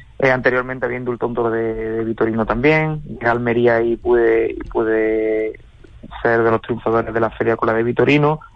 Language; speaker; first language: Spanish; native; Spanish